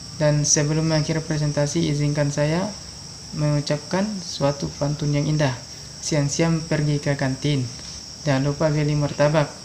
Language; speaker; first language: Indonesian; native; Indonesian